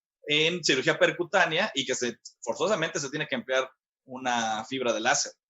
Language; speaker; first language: Spanish; native; Spanish